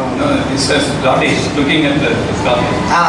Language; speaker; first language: English; non-native, local second language; Telugu